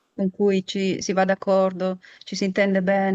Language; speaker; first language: Italian; native; Italian